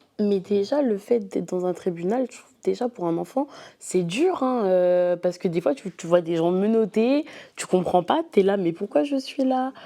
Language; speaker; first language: French; native; French